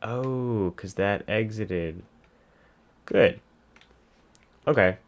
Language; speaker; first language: English; native; English